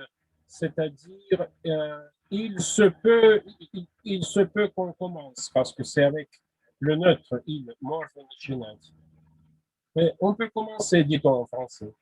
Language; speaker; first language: French; non-native, fluent; Russian